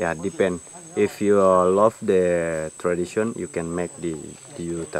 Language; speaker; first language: English; non-native, learner; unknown